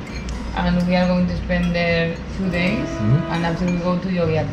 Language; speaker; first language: English; non-native, learner; Spanish